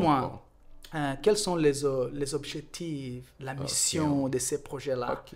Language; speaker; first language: French; non-native, fluent; Portuguese